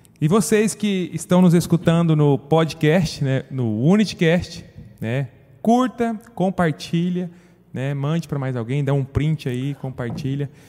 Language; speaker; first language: Portuguese; native; Portuguese